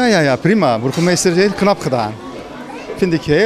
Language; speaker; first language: Dutch; non-native, learner; Turkish